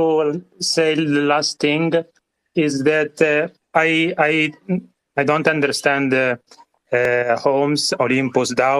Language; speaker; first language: English; non-native, learner; Italian